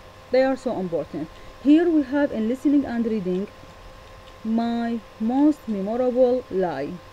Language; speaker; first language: English; non-native, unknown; Arabic